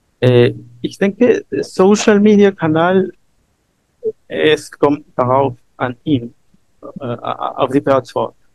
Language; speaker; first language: German; non-native, learner; Spanish